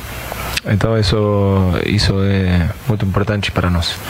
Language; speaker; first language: Portuguese; non-native, fluent; Spanish